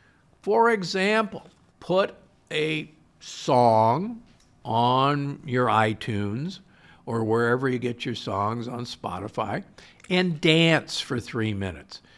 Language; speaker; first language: English; native; English